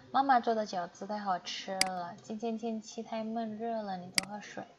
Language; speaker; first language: Chinese; non-native, fluent; Indonesian